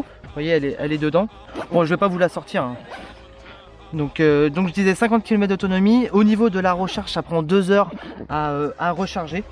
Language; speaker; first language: French; native; French